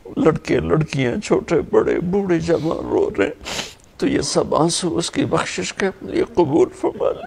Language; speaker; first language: Urdu; non-native, local second language; Punjabi